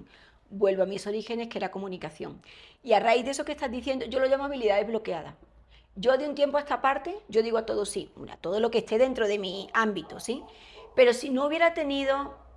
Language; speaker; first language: Spanish; native; Spanish